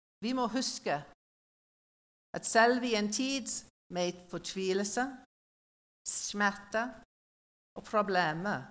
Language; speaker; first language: Norwegian; non-native, learner; English